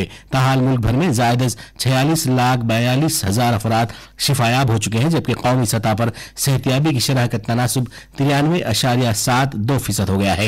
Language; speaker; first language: Urdu; native; Urdu